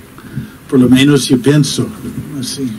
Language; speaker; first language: Spanish; non-native, fluent; English